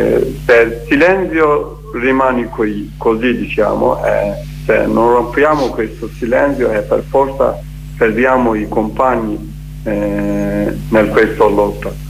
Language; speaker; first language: Italian; non-native, learner; Kurdish